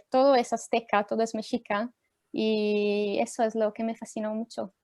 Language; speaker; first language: Spanish; non-native, fluent; Italian